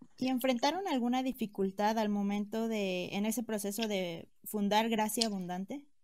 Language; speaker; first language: Spanish; native; Spanish